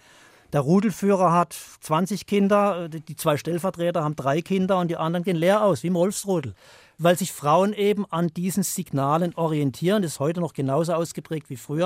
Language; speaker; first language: German; native; German